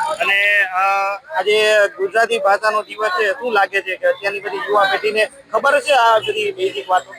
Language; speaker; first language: Gujarati; native; Gujarati